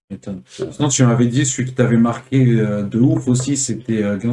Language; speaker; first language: French; native; French